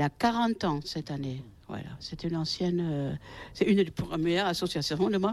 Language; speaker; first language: French; native; French